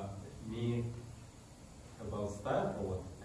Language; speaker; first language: English; non-native, learner; Russian